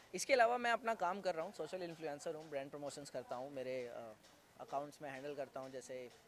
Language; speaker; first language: Hindi; native; Hindi